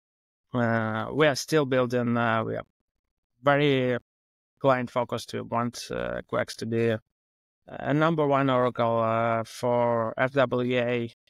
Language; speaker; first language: English; non-native, fluent; Russian